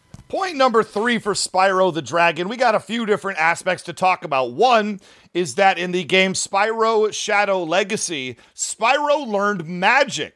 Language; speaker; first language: English; native; English